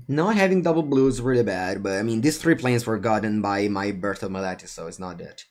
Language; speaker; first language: English; non-native, fluent; Italian